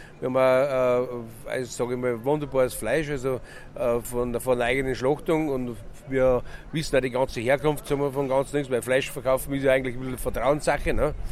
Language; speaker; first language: German; native; German